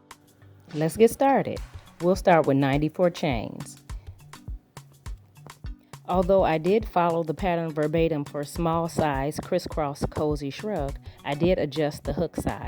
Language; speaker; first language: English; native; English